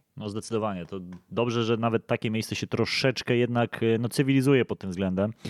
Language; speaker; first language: Polish; native; Polish